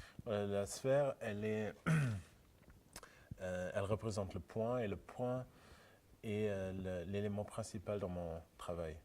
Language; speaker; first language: French; non-native, local second language; Luxembourgish